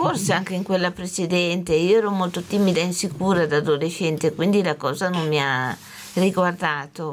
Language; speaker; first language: Italian; native; Italian